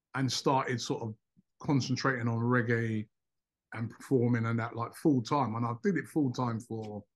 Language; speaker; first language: English; native; English